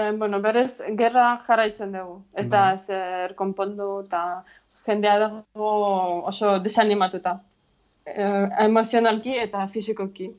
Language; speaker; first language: Basque; non-native, fluent; Ukrainian